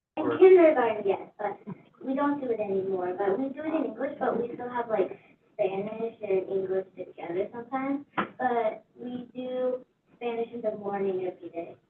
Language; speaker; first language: English; early bilingual, other home language; Turkish